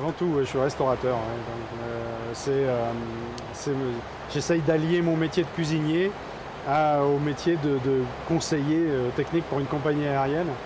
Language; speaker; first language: French; native; French